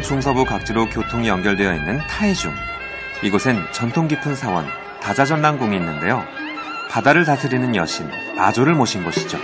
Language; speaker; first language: Korean; native; Korean